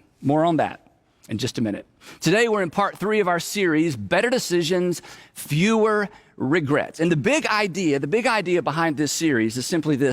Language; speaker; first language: English; native; English